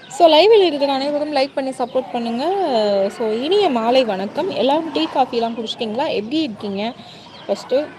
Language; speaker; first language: Tamil; non-native, local second language; Telugu